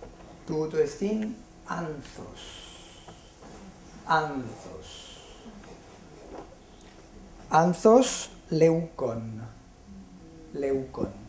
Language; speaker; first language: Greek; non-native, fluent; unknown